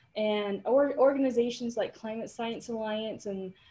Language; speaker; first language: English; native; English